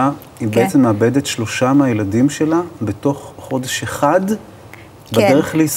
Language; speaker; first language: Hebrew; native; Hebrew